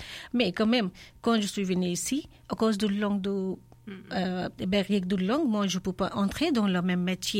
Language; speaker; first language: French; non-native, learner; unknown